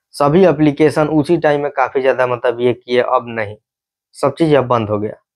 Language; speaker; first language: Hindi; native; Hindi